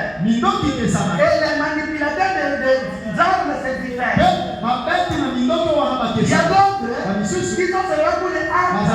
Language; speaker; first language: French; non-native, local second language; Lingala